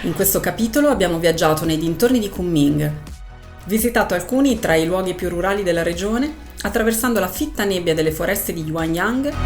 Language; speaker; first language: Italian; native; Italian